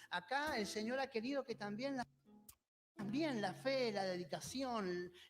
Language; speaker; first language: Spanish; native; Spanish